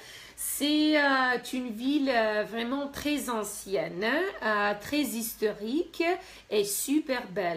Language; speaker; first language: French; non-native, fluent; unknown